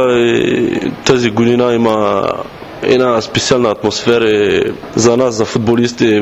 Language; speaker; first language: Bulgarian; non-native, learner; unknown